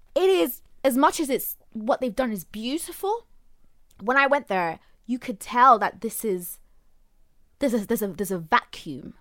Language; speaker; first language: English; non-native, local second language; Swahili